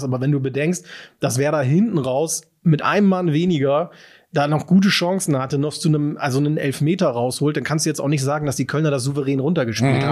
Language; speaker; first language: German; native; German